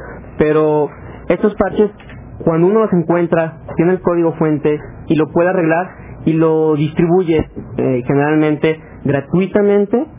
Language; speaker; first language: Spanish; native; Spanish